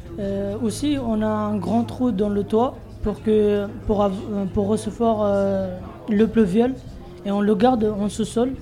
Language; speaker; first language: French; non-native, learner; Bangla